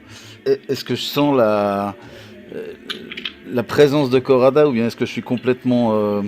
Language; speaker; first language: French; native; French